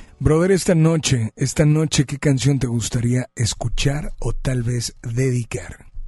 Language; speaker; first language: Spanish; native; Spanish